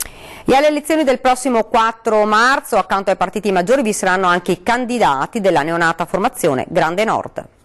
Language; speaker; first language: Italian; native; Italian